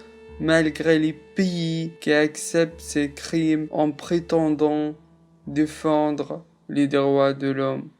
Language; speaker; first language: French; non-native, fluent; Arabic